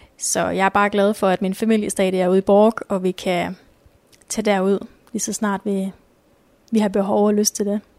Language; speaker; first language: Danish; native; Danish